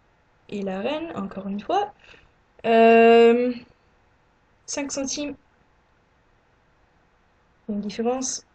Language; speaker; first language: French; non-native, learner; English